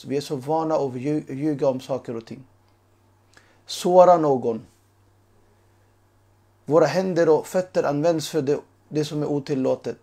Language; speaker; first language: Swedish; early bilingual, other home language; Urdu